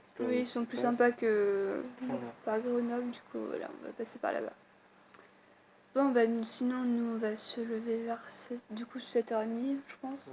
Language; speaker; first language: French; native; French